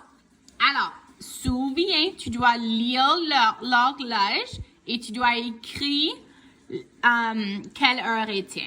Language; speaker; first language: French; non-native, local second language; English